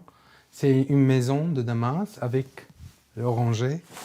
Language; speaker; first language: French; non-native, learner; Arabic